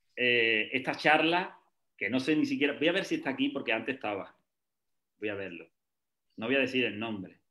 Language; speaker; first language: Spanish; native; Spanish